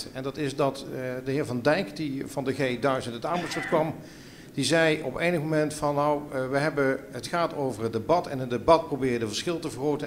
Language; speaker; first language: Dutch; native; Dutch